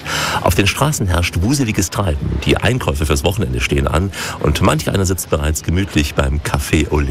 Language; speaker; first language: German; native; German